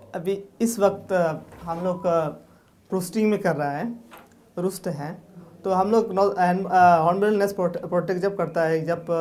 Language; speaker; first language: Hindi; non-native, local second language; Nyishi